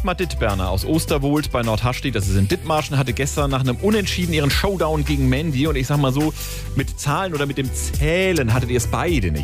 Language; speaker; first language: German; native; German